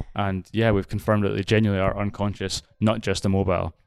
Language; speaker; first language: English; native; English